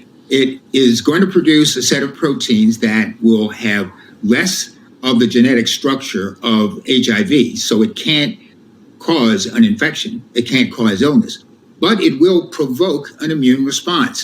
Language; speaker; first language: English; native; English